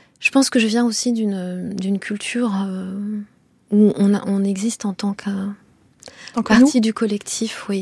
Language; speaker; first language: French; non-native, local second language; Kinyarwanda